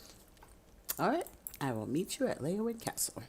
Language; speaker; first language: English; native; English